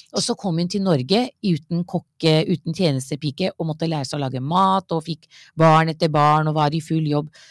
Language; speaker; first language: Norwegian; early bilingual, other home language; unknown